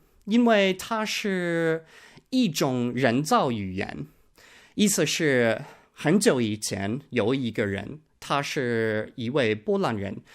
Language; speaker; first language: Chinese; non-native, learner; English